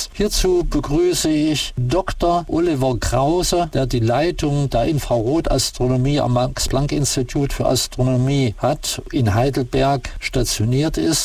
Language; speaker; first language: German; native; German